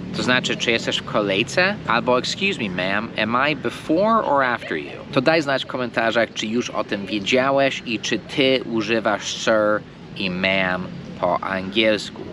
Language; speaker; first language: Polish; non-native, fluent; English